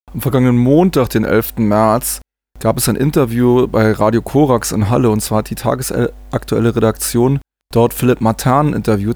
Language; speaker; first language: German; native; German